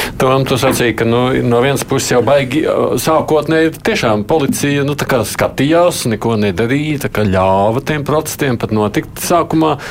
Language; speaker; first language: Latvian; native; Latvian